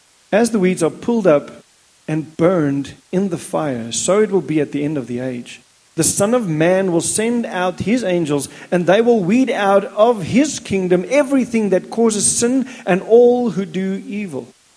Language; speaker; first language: English; non-native, local second language; Afrikaans